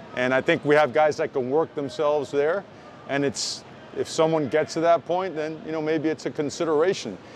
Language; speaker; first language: English; early bilingual, other home language; Spanish